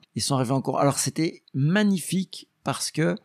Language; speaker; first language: French; native; French